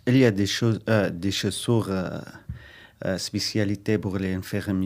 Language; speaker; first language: French; non-native, learner; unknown